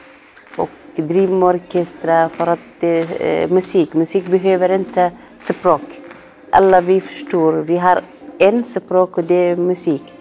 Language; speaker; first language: Swedish; non-native, learner; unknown